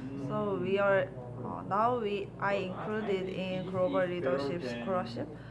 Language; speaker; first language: English; non-native, learner; Korean